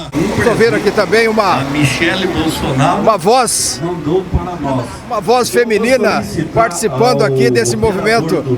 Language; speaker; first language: Portuguese; native; Portuguese